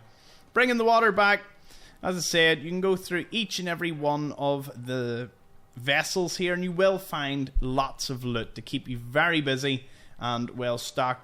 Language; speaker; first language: English; native; English